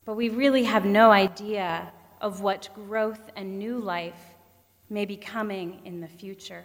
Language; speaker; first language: English; native; English